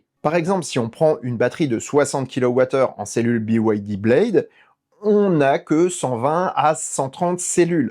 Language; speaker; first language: French; native; French